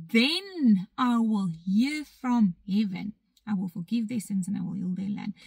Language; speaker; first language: English; non-native, local second language; Afrikaans